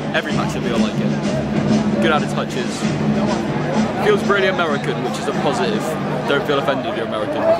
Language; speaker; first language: English; native; English